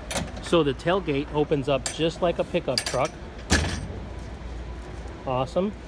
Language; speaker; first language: English; native; English